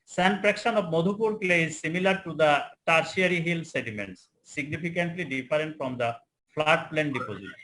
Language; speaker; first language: English; non-native, local second language; Bangla